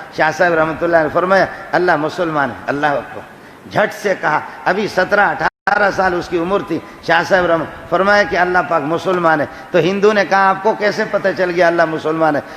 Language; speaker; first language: Urdu; non-native, local second language; Baluchi